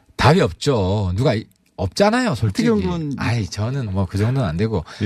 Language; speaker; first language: Korean; native; Korean